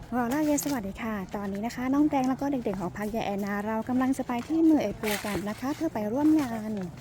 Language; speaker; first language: Thai; non-native, local second language; Karen languages